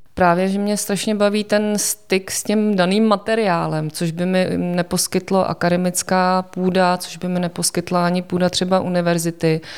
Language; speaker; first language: Czech; native; Czech